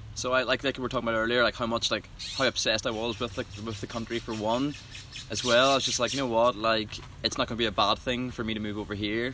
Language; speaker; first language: English; native; English